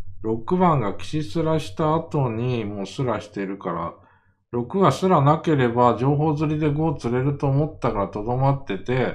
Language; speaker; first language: Japanese; native; Japanese